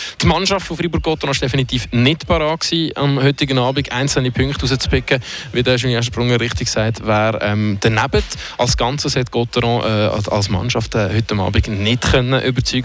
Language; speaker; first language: German; native; German